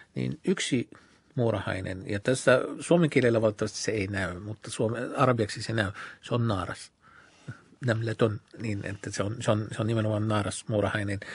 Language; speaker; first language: Finnish; non-native, fluent; Arabic